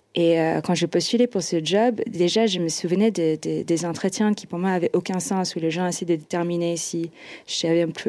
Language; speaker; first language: French; non-native, fluent; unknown